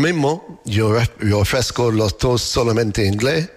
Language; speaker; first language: Spanish; non-native, fluent; English